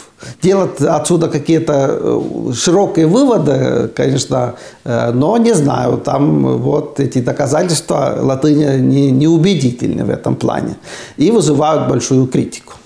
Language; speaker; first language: Russian; non-native, fluent; Estonian